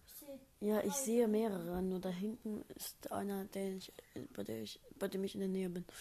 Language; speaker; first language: German; native; German